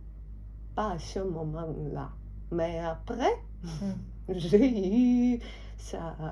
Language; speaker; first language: French; non-native, fluent; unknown